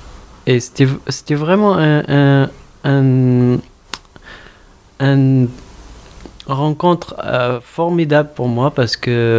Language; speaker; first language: French; non-native, fluent; Arabic